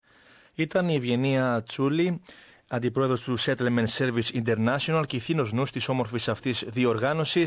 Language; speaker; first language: Greek; native; Greek